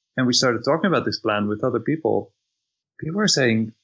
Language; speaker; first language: English; non-native, fluent; Dutch